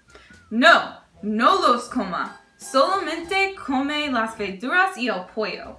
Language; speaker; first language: Spanish; non-native, learner; English